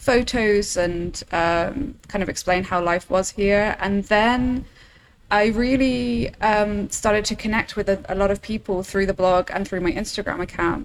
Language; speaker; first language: English; native; English